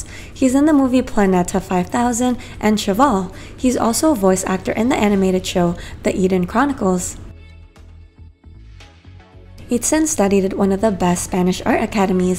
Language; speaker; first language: English; native; English